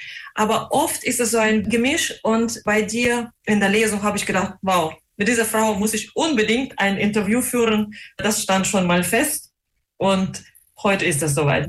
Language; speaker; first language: German; non-native, fluent; Russian